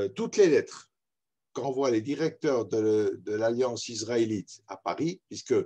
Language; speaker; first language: French; native; French